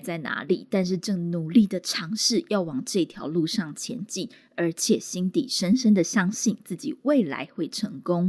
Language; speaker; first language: Chinese; native; Chinese